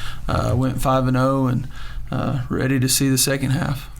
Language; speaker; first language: English; native; English